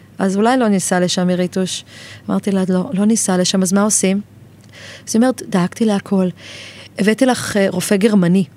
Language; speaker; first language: Hebrew; native; Hebrew